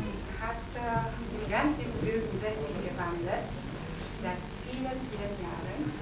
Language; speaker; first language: German; non-native, fluent; Romanian